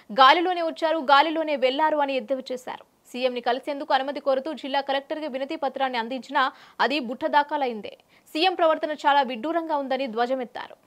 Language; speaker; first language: Telugu; native; Telugu